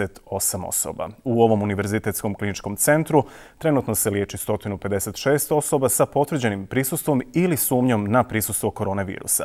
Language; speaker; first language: Serbian; native; Serbian